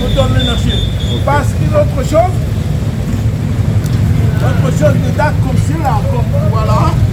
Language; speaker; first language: French; non-native, learner; Arabic